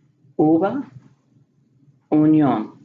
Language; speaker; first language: Spanish; non-native, fluent; English